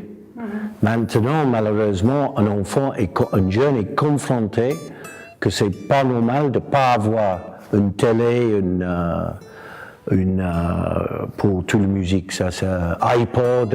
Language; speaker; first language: French; non-native, fluent; English